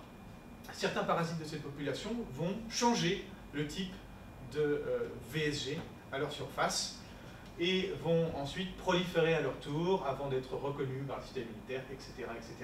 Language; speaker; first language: French; native; French